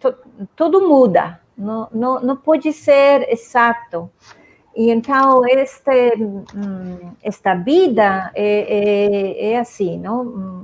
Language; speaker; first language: Portuguese; non-native, fluent; Spanish